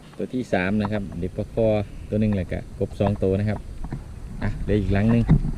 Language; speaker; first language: Thai; native; Thai